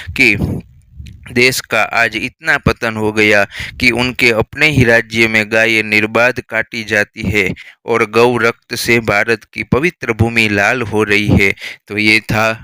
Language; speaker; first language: Hindi; non-native, local second language; Gujarati